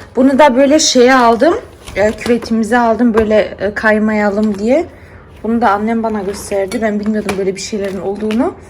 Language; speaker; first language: Turkish; early bilingual, heritage; Turkish